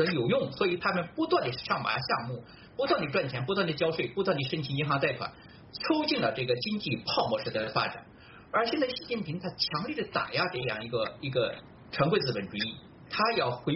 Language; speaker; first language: Chinese; native; Chinese